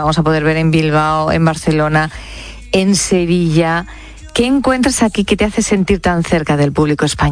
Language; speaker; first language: Spanish; native; Spanish